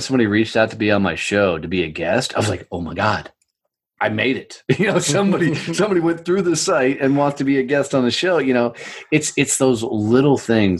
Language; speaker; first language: English; native; English